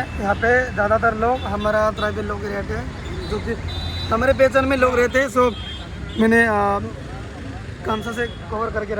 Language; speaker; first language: Hindi; non-native, local second language; Bangla